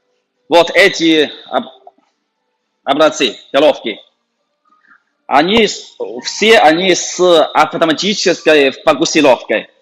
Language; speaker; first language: Russian; non-native, fluent; Chinese